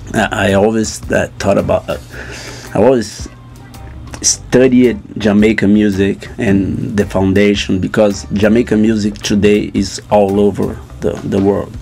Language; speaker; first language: English; non-native, fluent; Portuguese